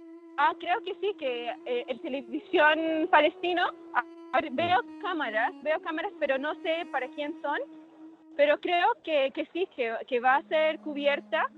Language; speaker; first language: Spanish; non-native, fluent; Arabic